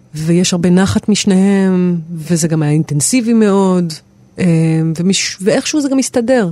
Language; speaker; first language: Hebrew; native; Hebrew